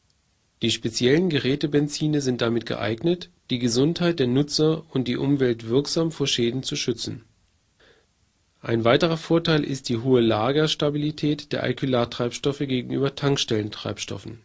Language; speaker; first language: German; native; German